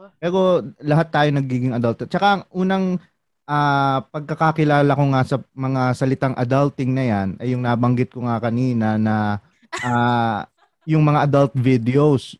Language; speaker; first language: Filipino; native; Filipino